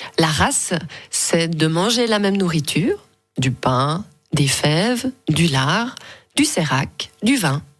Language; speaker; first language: French; native; French